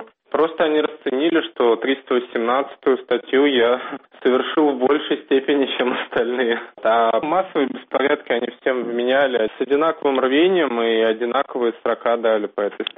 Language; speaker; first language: Russian; native; Russian